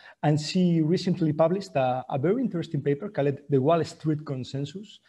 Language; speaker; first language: English; non-native, fluent; Spanish